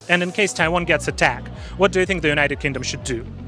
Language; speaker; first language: English; non-native, fluent; Polish